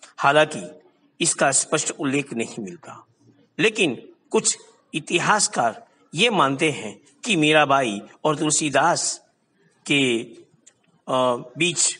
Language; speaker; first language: Hindi; non-native, local second language; Gujarati